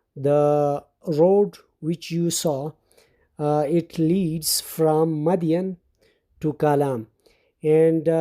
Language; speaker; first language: English; non-native, local second language; Urdu